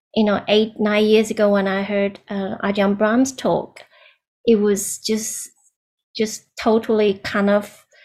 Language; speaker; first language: English; non-native, learner; Chinese